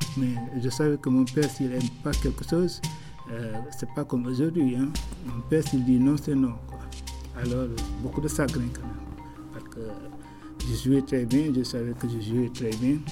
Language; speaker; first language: French; non-native, local second language; Wolof